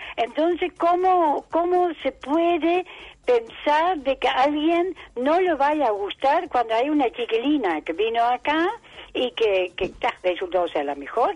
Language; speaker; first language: Spanish; non-native, fluent; Dutch